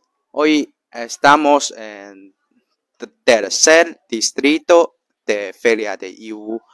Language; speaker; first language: Spanish; non-native, learner; Chinese